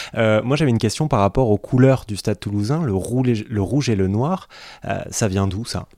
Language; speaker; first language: French; native; French